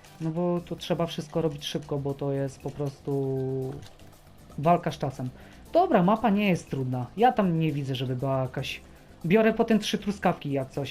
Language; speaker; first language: Polish; native; Polish